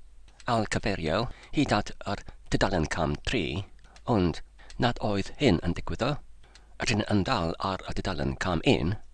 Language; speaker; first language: Welsh; non-native, learner; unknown